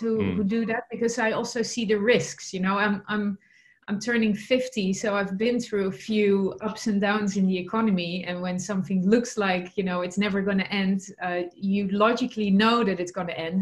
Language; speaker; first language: English; non-native, fluent; Dutch